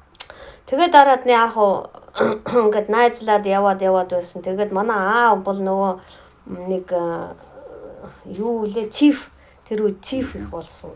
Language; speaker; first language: Mongolian; non-native, fluent; Russian